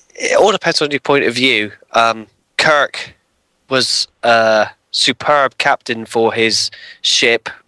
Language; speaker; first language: English; native; English